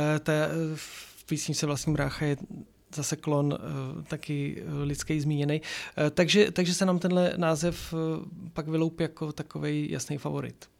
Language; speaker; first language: Czech; native; Czech